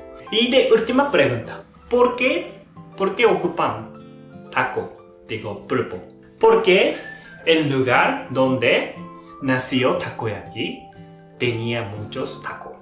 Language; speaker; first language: Spanish; non-native, learner; Japanese